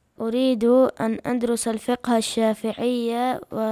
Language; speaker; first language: Arabic; early bilingual, other home language; Chechen